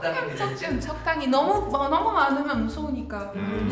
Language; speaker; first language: Korean; non-native, fluent; French